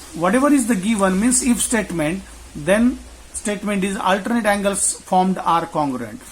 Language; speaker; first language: English; non-native, local second language; Marathi